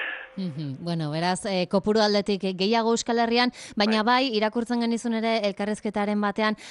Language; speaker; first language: Basque; native; Basque